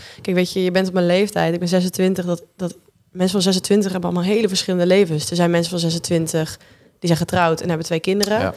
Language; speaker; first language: Dutch; native; Dutch